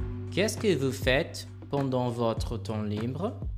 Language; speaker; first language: French; non-native, fluent; Portuguese